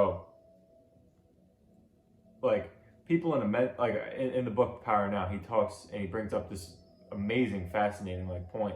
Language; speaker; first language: English; native; English